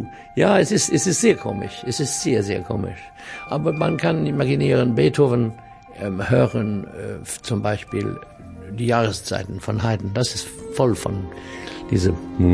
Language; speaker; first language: German; non-native, learner; English